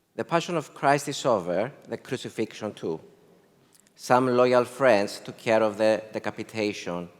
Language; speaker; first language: English; non-native, fluent; Greek